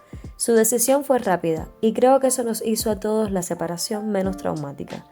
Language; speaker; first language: Spanish; native; Spanish